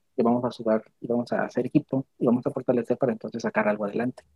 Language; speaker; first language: Spanish; native; Spanish